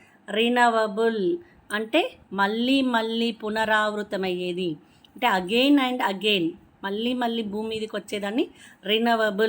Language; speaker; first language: Telugu; native; Telugu